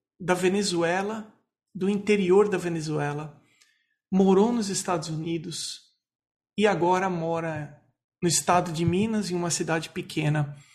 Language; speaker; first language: Portuguese; native; Portuguese